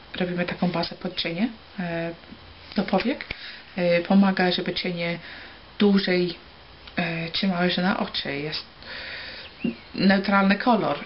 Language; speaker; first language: Polish; early bilingual, heritage; Polish